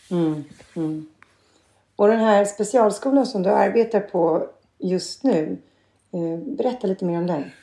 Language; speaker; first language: Swedish; native; Swedish